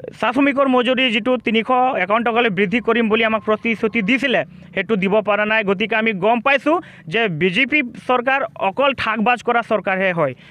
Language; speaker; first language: Assamese; non-native, local second language; Sadri